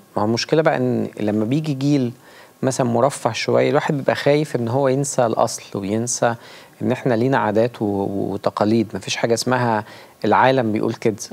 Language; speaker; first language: Arabic; native; Arabic